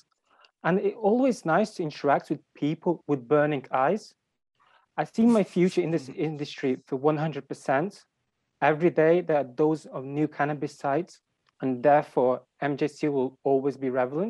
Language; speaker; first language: English; non-native, fluent; Ukrainian